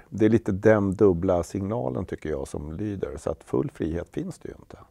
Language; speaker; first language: Swedish; native; Swedish